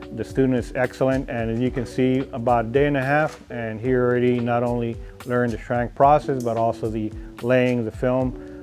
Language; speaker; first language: English; native; English